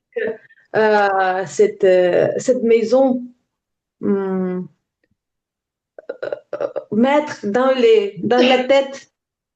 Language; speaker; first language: French; non-native, learner; Ukrainian